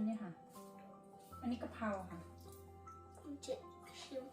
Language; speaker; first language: Thai; native; Thai